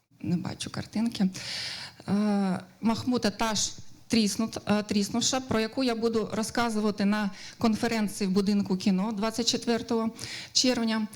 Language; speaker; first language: Ukrainian; native; Ukrainian